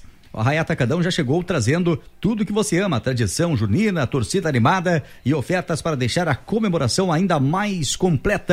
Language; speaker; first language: Portuguese; native; Portuguese